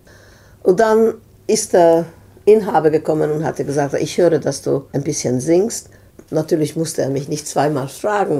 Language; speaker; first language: German; non-native, fluent; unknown